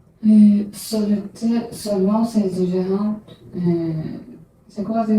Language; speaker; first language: French; non-native, learner; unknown